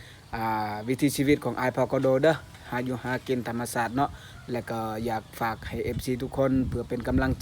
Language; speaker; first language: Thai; non-native, local second language; Northeastern Thai